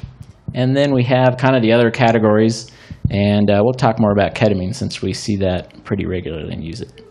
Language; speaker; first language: English; native; English